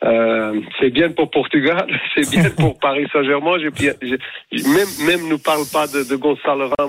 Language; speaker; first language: French; non-native, fluent; Portuguese